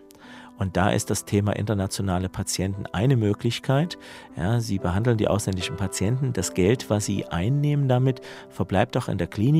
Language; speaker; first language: German; native; German